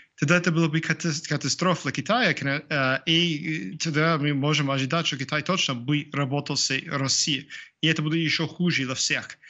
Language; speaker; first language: Russian; non-native, fluent; English